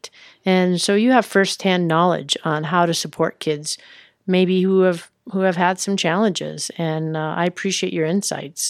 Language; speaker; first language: English; native; English